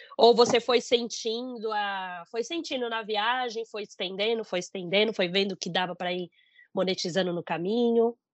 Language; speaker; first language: Portuguese; native; Portuguese